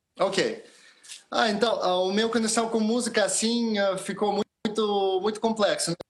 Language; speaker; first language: Portuguese; non-native, fluent; Russian